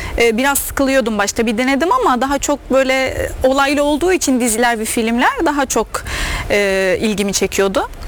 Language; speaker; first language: Turkish; non-native, fluent; Arabic